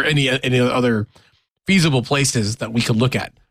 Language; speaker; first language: English; native; English